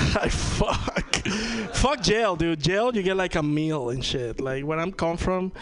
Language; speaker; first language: English; non-native, fluent; Spanish